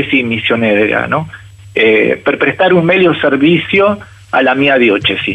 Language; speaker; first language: Italian; non-native, fluent; Spanish